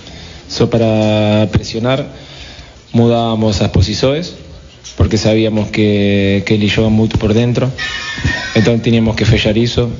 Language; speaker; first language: Portuguese; non-native, fluent; Spanish